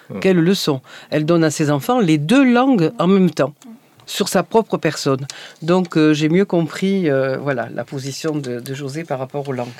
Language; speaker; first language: French; native; French